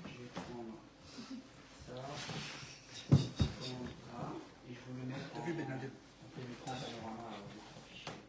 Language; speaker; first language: French; native; French